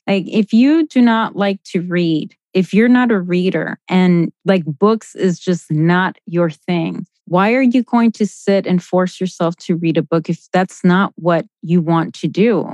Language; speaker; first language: English; early bilingual, other home language; Spanish